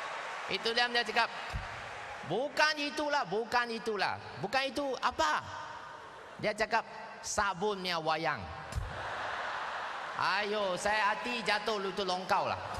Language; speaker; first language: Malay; non-native, local second language; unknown